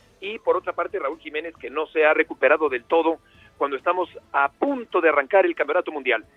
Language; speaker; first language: Spanish; native; Spanish